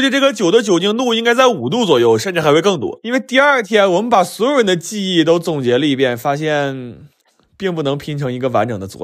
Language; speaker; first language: Chinese; native; Chinese